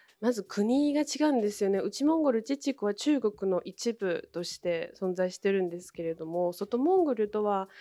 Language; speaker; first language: Japanese; non-native, fluent; Chinese